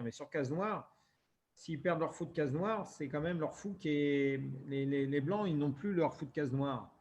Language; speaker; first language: French; native; French